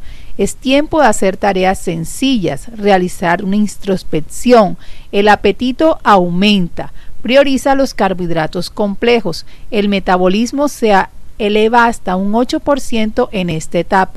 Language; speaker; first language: Spanish; native; Spanish